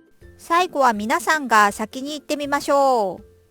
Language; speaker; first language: Japanese; non-native, fluent; Korean